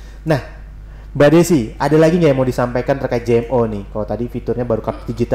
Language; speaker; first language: Indonesian; native; Indonesian